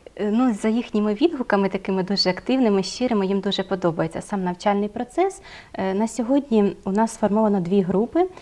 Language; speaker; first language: Ukrainian; native; Ukrainian